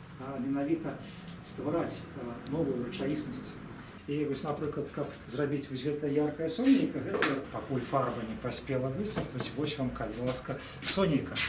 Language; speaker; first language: Belarusian; non-native, local second language; Russian